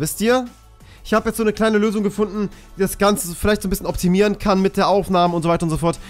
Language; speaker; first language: German; native; German